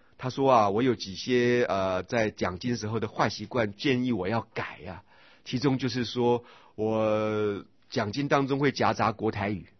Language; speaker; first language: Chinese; native; Chinese